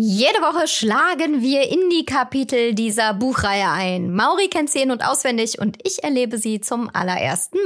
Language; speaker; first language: German; native; German